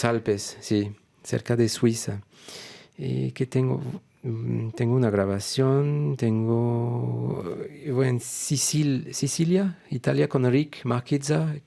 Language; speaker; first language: Spanish; non-native, fluent; French